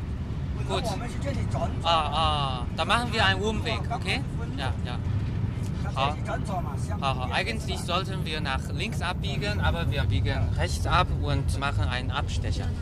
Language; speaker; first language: German; non-native, fluent; Chinese